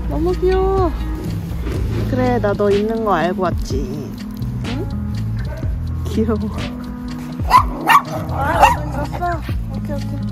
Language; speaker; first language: Korean; native; Korean